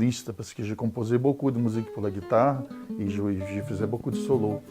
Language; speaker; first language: French; non-native, fluent; Portuguese